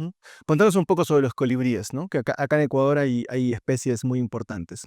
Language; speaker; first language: Spanish; native; Spanish